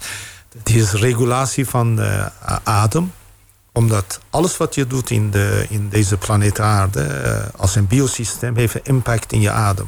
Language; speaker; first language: Dutch; non-native, fluent; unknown